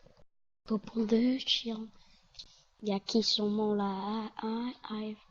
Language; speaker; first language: French; native; French